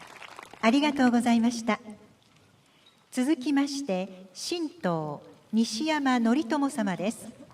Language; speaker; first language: Japanese; native; Japanese